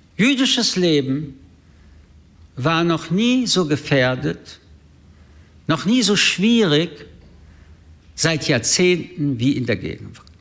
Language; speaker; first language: German; early bilingual, other home language; French